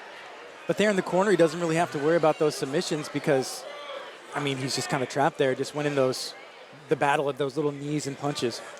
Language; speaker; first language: English; native; English